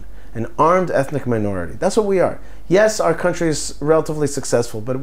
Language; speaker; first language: English; early bilingual, other home language; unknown